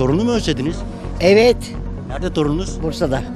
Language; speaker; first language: Turkish; native; Turkish